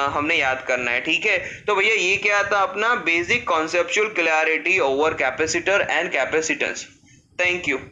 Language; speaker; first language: Hindi; non-native, local second language; Gujarati